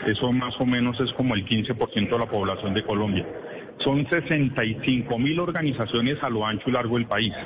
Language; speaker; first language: Spanish; native; Spanish